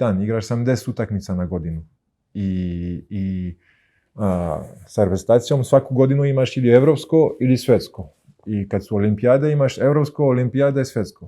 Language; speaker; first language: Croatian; early bilingual, heritage; Croatian